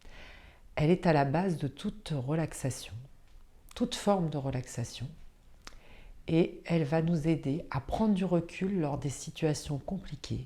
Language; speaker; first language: French; native; French